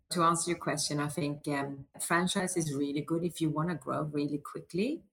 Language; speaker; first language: English; non-native, fluent; Swedish